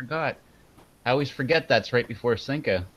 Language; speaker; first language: English; native; English